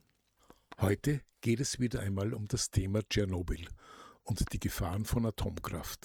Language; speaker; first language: German; native; German